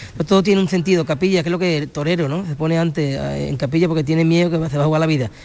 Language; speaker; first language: Spanish; native; Spanish